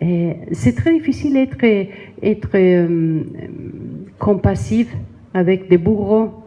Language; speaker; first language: French; non-native, learner; Spanish